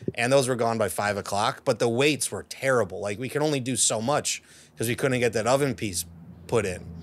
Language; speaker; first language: English; native; English